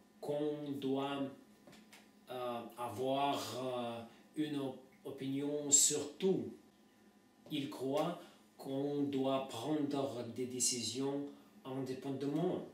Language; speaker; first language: French; non-native, fluent; Russian